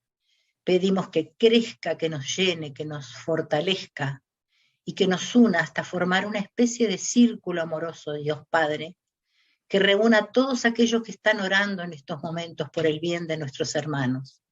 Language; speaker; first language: Spanish; native; Spanish